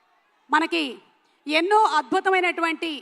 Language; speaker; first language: Telugu; native; Telugu